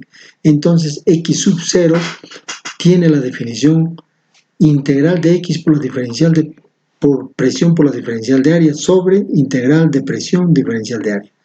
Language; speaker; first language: Spanish; native; Spanish